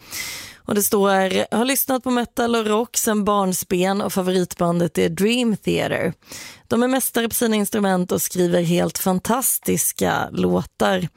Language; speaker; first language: Swedish; native; Swedish